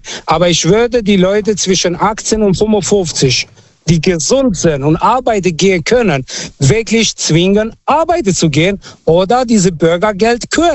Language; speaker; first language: German; non-native, fluent; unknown